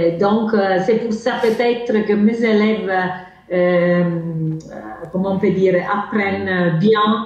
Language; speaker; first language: French; non-native, fluent; Italian